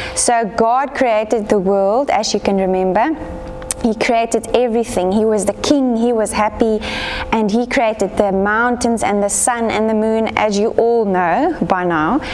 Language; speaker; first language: English; non-native, local second language; Afrikaans